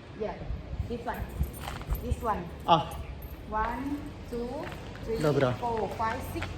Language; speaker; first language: English; non-native, local second language; Thai